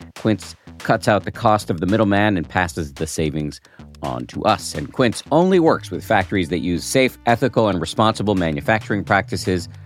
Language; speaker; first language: English; native; English